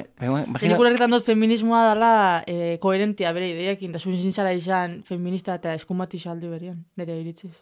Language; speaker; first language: Basque; native; Basque